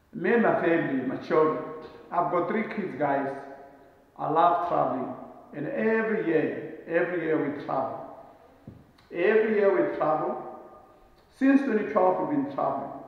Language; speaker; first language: English; non-native, local second language; Northern Sotho